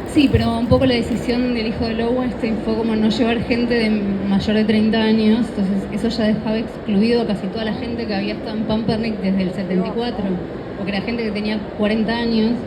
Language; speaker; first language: Spanish; native; Spanish